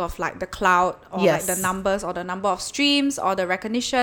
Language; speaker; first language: English; non-native, local second language; Chinese